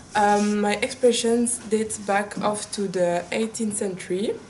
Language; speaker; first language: English; non-native, learner; French